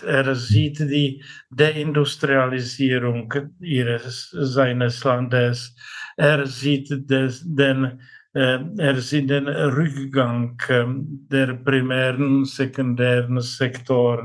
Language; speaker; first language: German; non-native, fluent; Czech